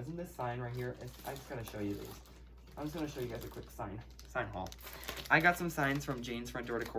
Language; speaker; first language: English; native; English